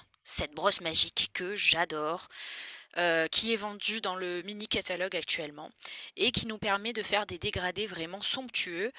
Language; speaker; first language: French; native; French